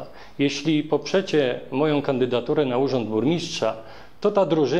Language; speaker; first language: Polish; native; Polish